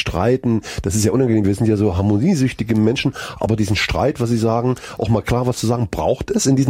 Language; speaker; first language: German; native; German